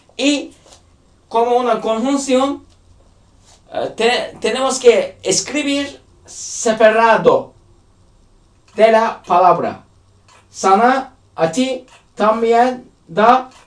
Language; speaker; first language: Spanish; non-native, learner; Turkish